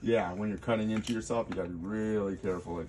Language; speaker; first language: English; native; English